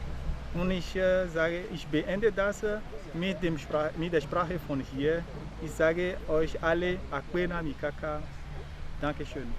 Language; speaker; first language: German; non-native, fluent; Ewe